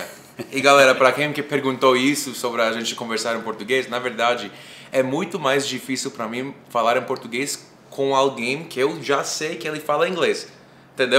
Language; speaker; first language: Portuguese; non-native, fluent; English